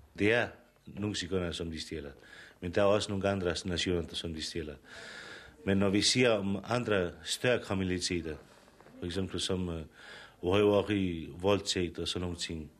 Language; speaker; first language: Danish; non-native, fluent; Romany